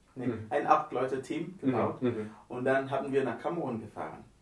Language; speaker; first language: German; non-native, fluent; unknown